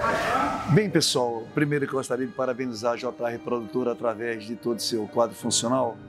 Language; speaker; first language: Portuguese; native; Portuguese